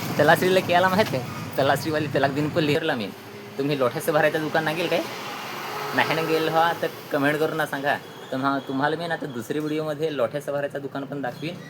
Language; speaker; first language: Marathi; non-native, local second language; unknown